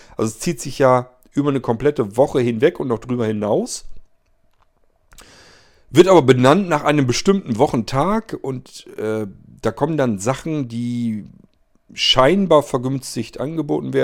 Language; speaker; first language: German; native; German